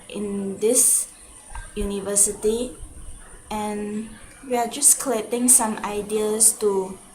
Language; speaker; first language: English; non-native, local second language; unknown